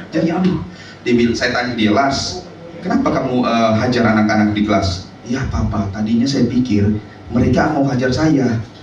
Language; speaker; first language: Indonesian; native; Indonesian